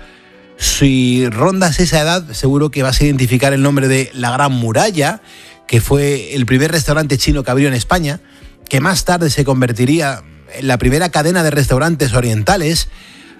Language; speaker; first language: Spanish; native; Spanish